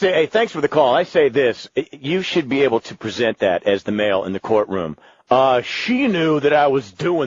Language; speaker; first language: English; native; English